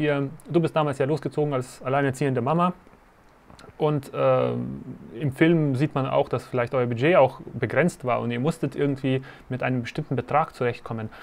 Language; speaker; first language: German; native; German